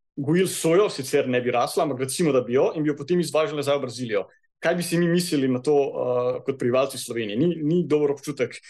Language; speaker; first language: Slovenian; native; Slovenian